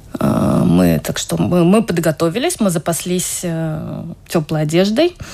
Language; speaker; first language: Russian; native; Russian